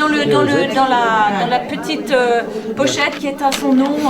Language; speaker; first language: French; native; French